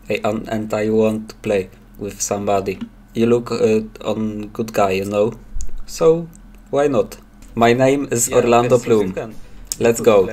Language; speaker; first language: English; non-native, learner; Polish